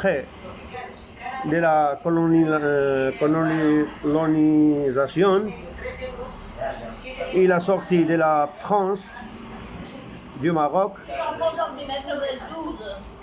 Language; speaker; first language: French; non-native, local second language; Arabic